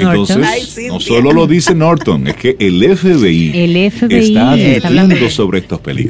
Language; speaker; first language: Spanish; native; Spanish